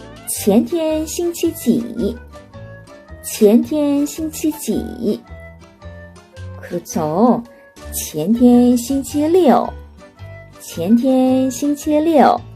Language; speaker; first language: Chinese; non-native, fluent; Korean